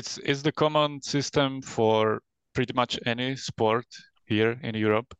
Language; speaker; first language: English; non-native, fluent; Czech